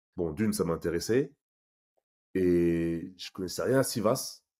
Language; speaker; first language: French; native; French